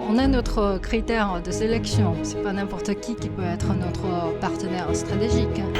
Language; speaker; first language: French; non-native, fluent; Chinese